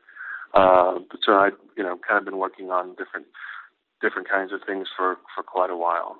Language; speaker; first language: English; native; English